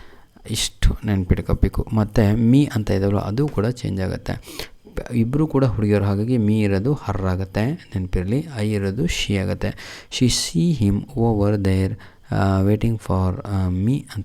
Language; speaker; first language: Kannada; native; Kannada